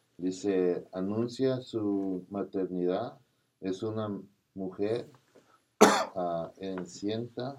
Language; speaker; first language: Spanish; non-native, learner; English